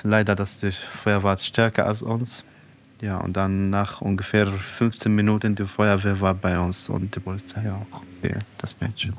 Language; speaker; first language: German; non-native, fluent; Arabic